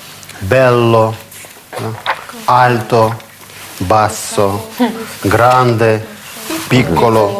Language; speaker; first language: Italian; non-native, fluent; Russian